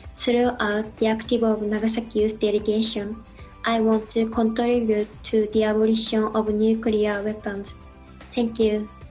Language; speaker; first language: English; non-native, learner; Japanese